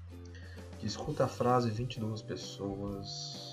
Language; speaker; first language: Portuguese; non-native, fluent; French